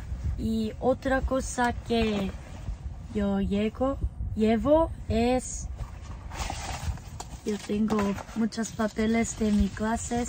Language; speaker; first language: Spanish; non-native, learner; English